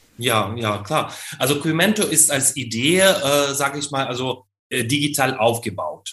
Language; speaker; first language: German; non-native, fluent; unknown